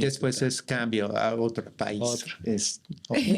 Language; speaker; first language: Spanish; non-native, learner; English